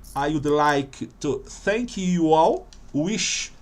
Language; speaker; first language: English; non-native, fluent; Portuguese